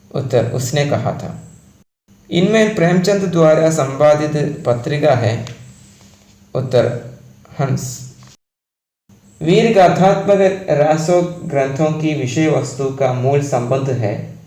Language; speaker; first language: Hindi; non-native, local second language; Malayalam